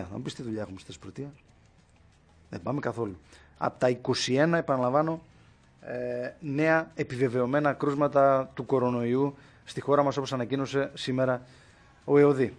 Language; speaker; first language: Greek; native; Greek